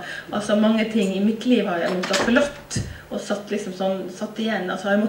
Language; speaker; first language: Norwegian; native; Norwegian